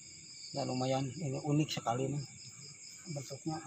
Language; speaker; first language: Indonesian; native; Indonesian